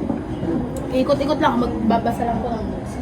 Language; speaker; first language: Filipino; native; Filipino